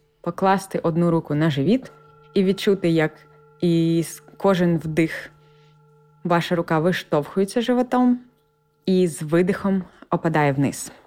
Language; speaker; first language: Ukrainian; native; Ukrainian